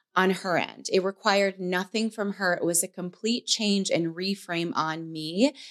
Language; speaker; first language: English; native; English